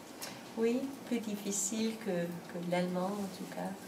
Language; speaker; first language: French; non-native, fluent; Danish